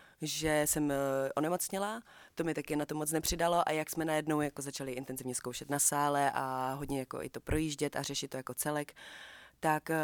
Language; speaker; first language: Czech; native; Czech